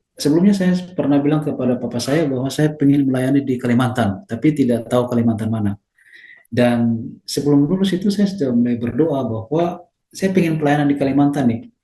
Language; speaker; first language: Indonesian; native; Indonesian